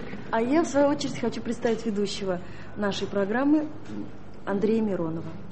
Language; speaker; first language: Russian; native; Russian